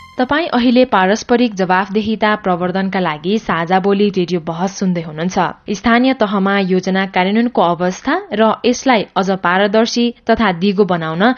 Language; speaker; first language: Nepali; native; Nepali